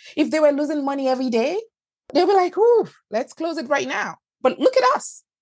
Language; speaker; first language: English; non-native, local second language; Yoruba